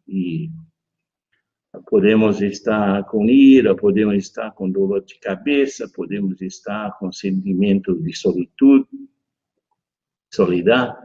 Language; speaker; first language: Spanish; non-native, fluent; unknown